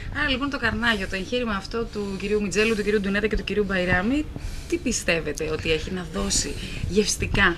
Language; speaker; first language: Greek; native; Greek